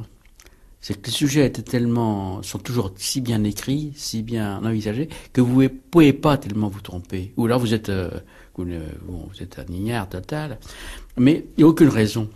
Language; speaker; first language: French; native; French